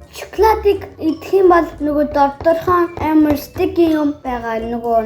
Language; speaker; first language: Mongolian; early bilingual, heritage; Mongolian